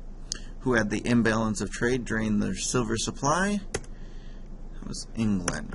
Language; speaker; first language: English; native; English